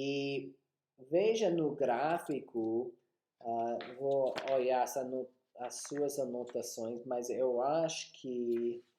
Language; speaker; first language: Portuguese; non-native, fluent; English